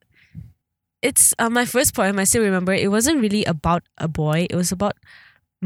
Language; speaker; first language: English; non-native, local second language; Malay